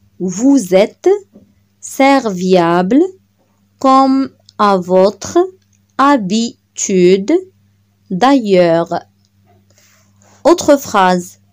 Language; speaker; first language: French; non-native, local second language; Arabic